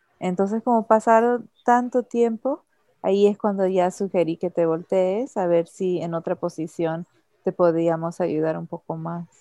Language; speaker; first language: Spanish; early bilingual, heritage; Spanish